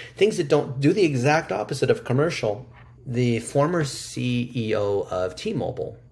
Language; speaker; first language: English; early bilingual, other home language; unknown